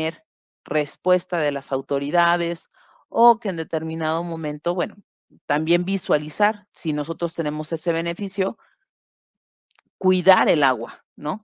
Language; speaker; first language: Spanish; native; Spanish